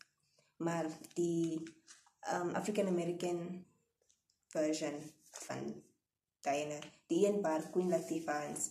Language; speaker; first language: Afrikaans; non-native, local second language; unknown